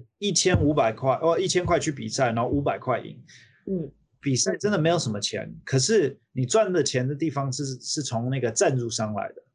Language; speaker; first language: Chinese; early bilingual, heritage; Chinese